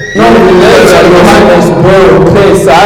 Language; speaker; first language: Swedish; non-native, learner; French